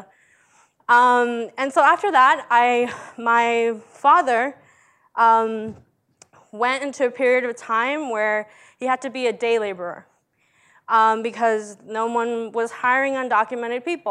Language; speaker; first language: English; early bilingual, other home language; Spanish